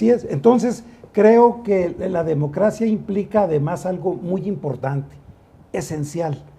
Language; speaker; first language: Spanish; native; Spanish